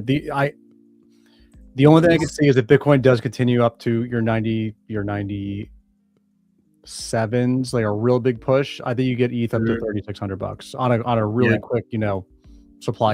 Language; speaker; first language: English; native; English